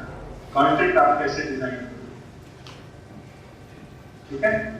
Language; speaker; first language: Hindi; native; Hindi